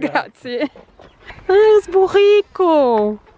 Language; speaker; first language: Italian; non-native, learner; Portuguese